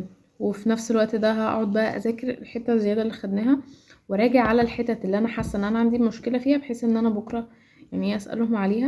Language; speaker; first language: Arabic; native; Arabic